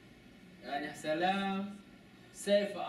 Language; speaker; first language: Arabic; non-native, learner; Chinese